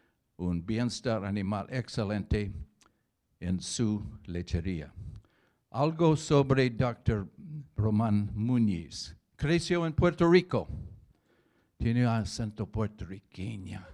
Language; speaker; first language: Spanish; non-native, learner; English